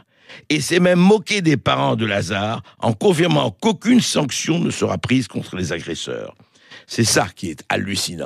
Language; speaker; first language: French; native; French